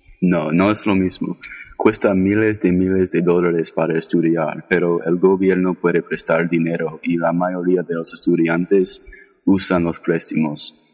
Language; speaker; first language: Spanish; non-native, learner; English